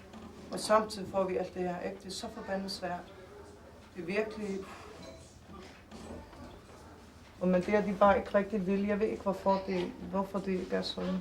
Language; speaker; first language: Danish; native; Danish